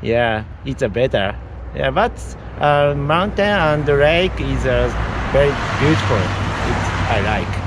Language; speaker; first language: English; non-native, learner; Japanese